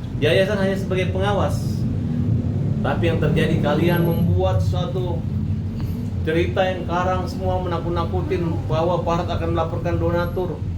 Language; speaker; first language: Indonesian; native; Indonesian